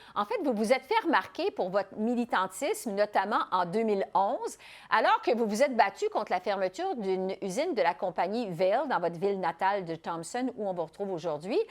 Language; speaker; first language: French; native; French